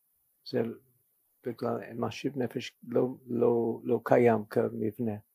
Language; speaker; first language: Hebrew; non-native, fluent; English